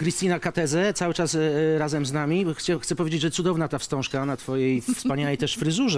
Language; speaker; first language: Polish; native; Polish